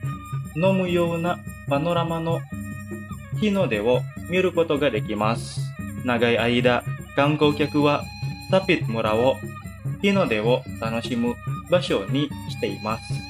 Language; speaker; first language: Japanese; non-native, fluent; Indonesian